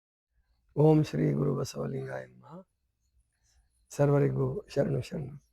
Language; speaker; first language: Kannada; native; Kannada